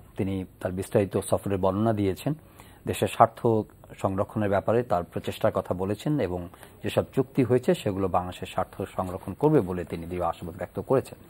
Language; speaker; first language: Bangla; native; Bangla